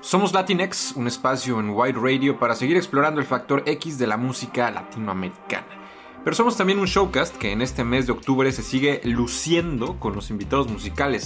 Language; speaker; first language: Spanish; native; Spanish